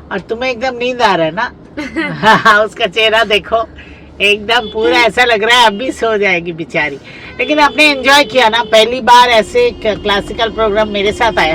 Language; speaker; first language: Hindi; non-native, local second language; Bangla